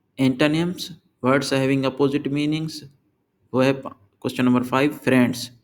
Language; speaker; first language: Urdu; non-native, local second language; Sindhi